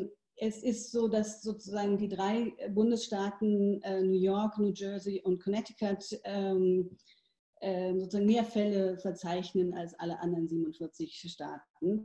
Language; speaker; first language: German; native; German